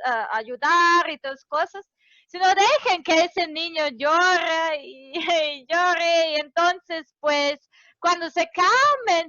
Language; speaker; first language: Spanish; non-native, fluent; Serbian